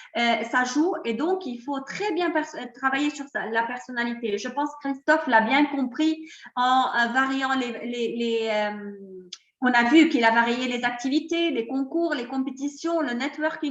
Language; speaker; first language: French; non-native, local second language; Arabic